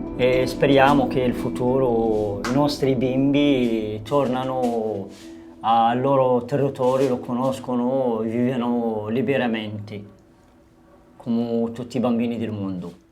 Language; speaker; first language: Italian; non-native, learner; Arabic